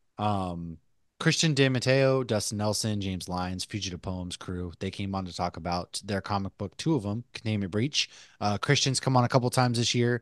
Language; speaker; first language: English; native; English